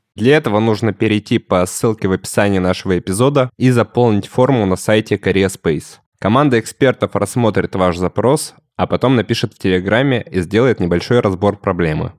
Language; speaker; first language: Russian; native; Russian